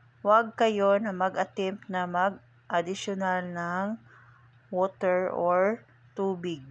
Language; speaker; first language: Filipino; non-native, local second language; Cebuano